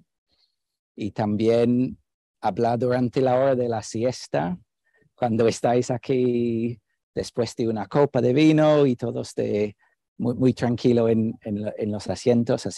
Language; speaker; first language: Spanish; non-native, fluent; English